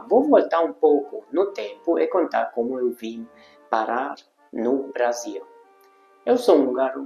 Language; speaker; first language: Portuguese; non-native, fluent; Hungarian